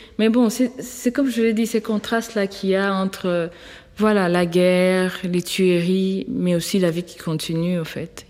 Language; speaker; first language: French; non-native, local second language; Swahili